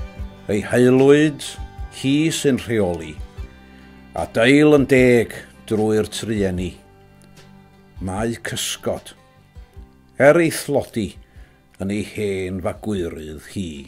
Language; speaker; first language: Welsh; native; Welsh